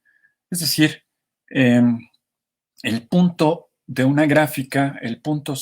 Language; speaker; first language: Spanish; native; Spanish